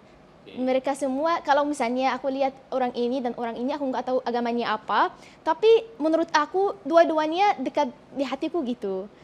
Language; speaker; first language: Indonesian; non-native, fluent; Arabic